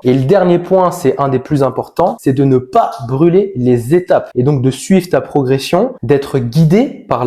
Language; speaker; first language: French; native; French